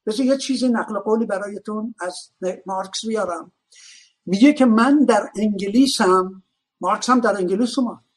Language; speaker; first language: Persian; native; Persian